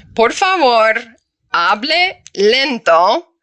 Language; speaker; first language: Spanish; non-native, fluent; English